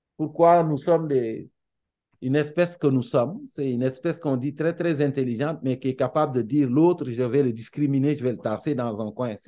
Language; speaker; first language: French; non-native, local second language; Serer